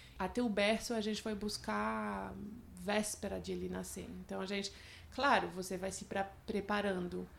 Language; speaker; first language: Portuguese; non-native, fluent; French